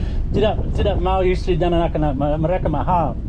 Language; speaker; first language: Indonesian; non-native, learner; English